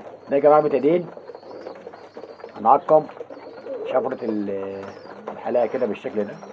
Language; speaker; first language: Arabic; native; Arabic